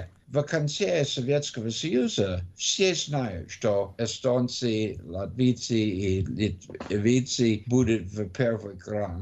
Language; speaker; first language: Russian; non-native, learner; English